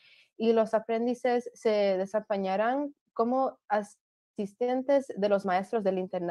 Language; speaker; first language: Spanish; early bilingual, other home language; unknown